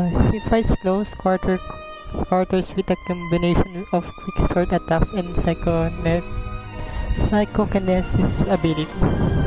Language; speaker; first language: English; non-native, local second language; Filipino